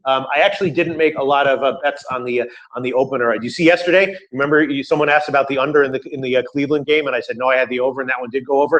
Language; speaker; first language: English; native; English